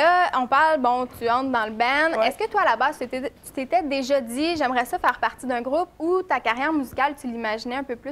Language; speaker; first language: French; native; French